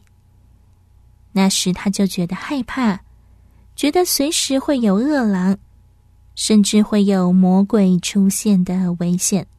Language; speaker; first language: Chinese; native; Chinese